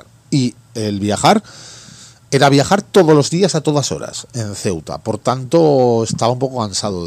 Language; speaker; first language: Spanish; native; Spanish